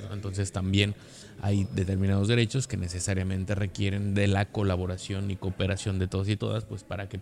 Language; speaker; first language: Spanish; native; Spanish